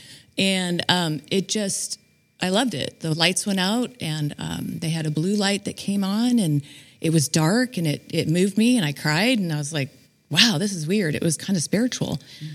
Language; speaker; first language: English; native; English